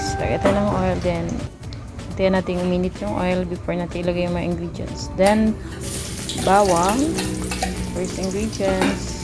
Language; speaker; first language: Filipino; non-native, local second language; Hiligaynon